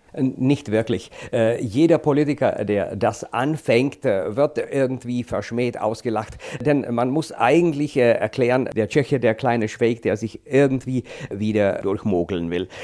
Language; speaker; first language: German; non-native, fluent; Czech